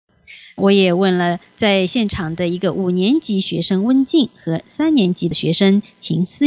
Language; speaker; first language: Chinese; native; Chinese